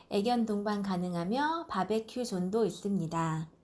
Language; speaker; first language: Korean; native; Korean